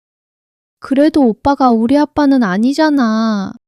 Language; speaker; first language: Korean; early bilingual, heritage; English